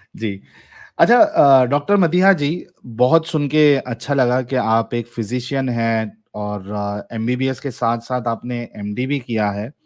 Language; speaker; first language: Hindi; native; Hindi